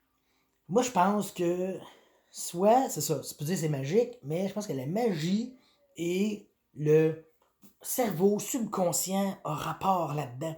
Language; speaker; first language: French; native; French